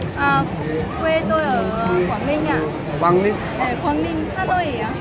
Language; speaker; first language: Korean; non-native, learner; Vietnamese